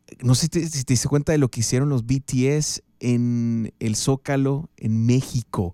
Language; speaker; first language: Spanish; native; Spanish